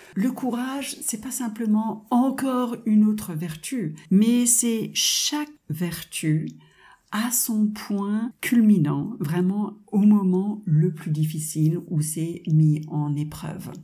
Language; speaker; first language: French; non-native, fluent; English